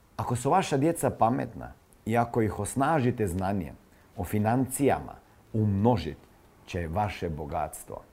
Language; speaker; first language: Croatian; non-native, fluent; Serbian